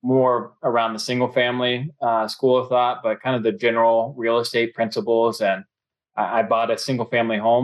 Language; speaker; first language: English; native; English